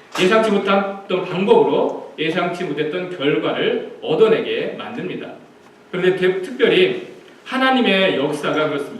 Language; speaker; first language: Korean; native; Korean